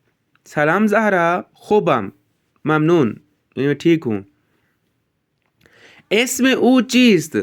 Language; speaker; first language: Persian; non-native, fluent; Urdu